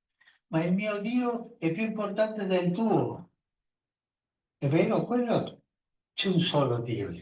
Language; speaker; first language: Italian; non-native, fluent; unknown